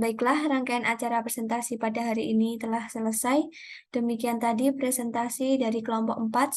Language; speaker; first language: Indonesian; native; Indonesian